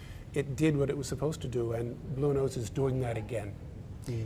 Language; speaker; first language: English; native; English